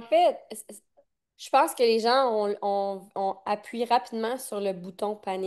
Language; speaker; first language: French; native; French